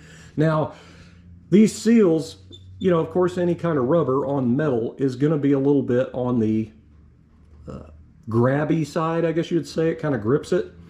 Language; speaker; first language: English; native; English